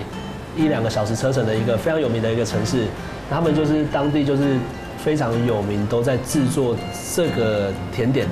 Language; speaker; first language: Chinese; native; Chinese